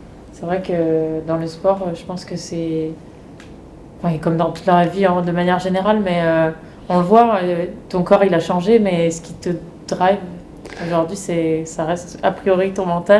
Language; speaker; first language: French; native; French